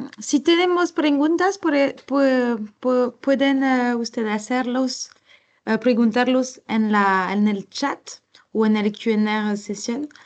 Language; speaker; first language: Spanish; non-native, learner; French